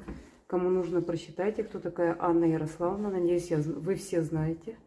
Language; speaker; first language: Russian; native; Russian